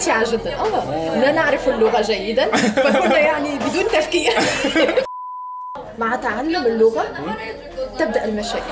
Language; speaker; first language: Arabic; native; Arabic